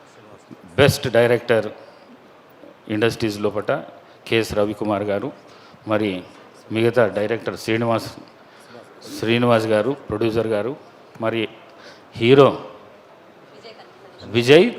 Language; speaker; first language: Telugu; native; Telugu